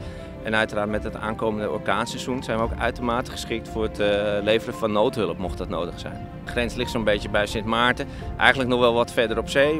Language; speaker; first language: Dutch; native; Dutch